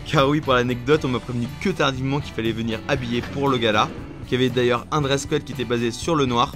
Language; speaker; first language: French; native; French